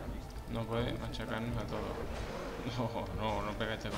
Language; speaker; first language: Spanish; native; Spanish